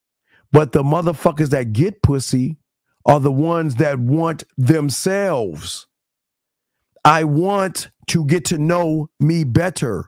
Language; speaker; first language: English; native; English